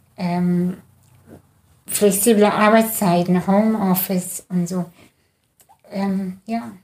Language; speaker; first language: German; early bilingual, other home language; Russian